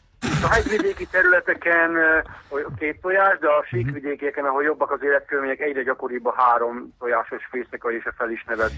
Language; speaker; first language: Hungarian; native; Hungarian